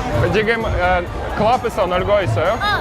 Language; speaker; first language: Korean; non-native, learner; Russian